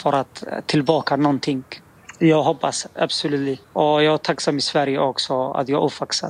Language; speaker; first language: Swedish; non-native, learner; Somali